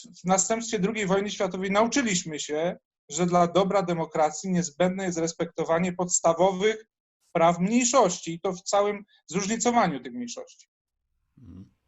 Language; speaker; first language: Polish; native; Polish